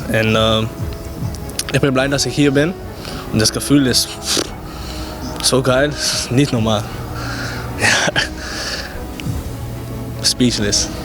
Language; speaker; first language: German; non-native, learner; Dutch